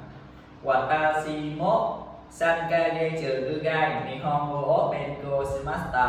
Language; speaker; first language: Japanese; non-native, learner; Vietnamese